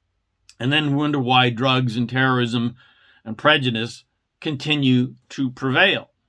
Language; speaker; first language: English; native; English